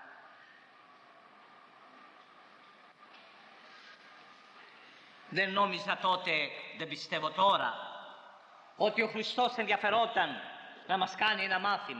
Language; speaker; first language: Greek; native; Greek